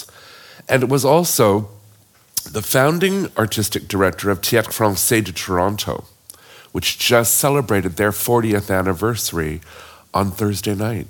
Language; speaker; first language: English; native; English